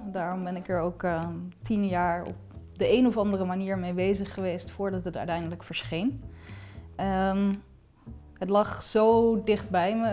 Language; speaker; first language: Dutch; native; Dutch